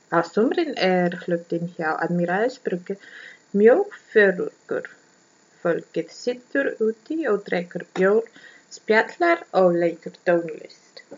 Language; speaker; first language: Icelandic; non-native, learner; German